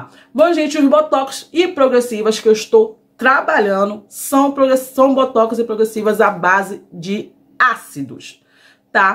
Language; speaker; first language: Portuguese; native; Portuguese